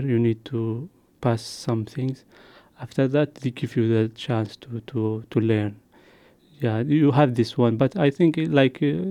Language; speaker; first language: English; non-native, learner; Arabic